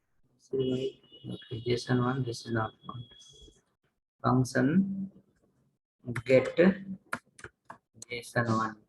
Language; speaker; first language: English; non-native, local second language; Telugu